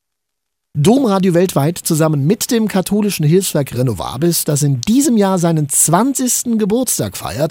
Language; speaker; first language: German; native; German